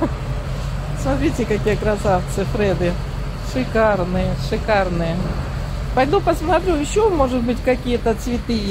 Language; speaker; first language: Russian; native; Russian